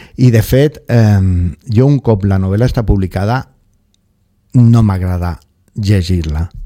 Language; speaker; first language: Catalan; non-native, local second language; Spanish